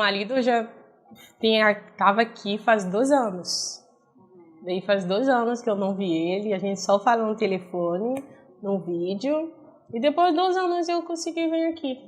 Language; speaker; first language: Portuguese; non-native, learner; Haitian Creole